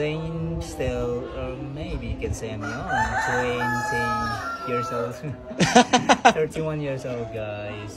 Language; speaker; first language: English; non-native, fluent; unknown